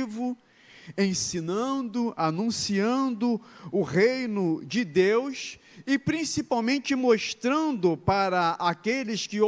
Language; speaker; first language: Portuguese; native; Portuguese